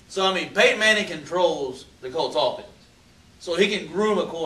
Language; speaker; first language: English; native; English